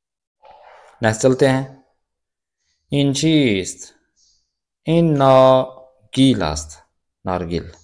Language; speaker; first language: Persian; non-native, fluent; Urdu